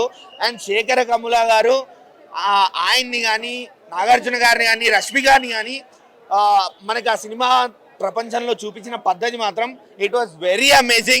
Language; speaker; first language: Telugu; native; Telugu